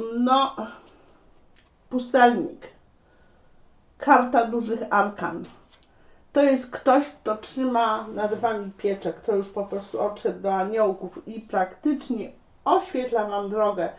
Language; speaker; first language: Polish; native; Polish